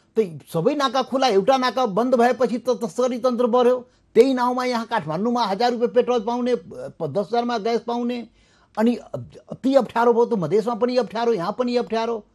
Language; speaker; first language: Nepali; non-native, local second language; Maithili